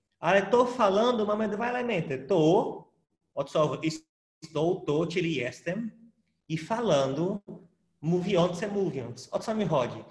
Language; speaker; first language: Polish; non-native, fluent; Portuguese